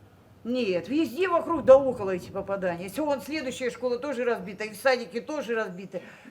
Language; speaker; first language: Russian; native; Russian